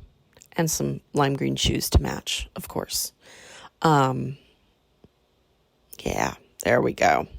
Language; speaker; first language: English; native; English